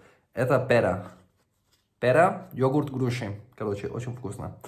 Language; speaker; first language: Russian; non-native, fluent; Catalan